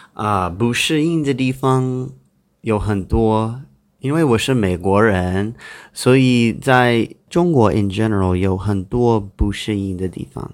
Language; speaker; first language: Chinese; non-native, learner; English